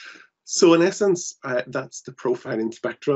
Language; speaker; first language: English; native; English